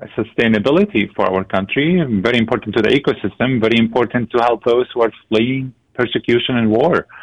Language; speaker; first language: English; non-native, fluent; Arabic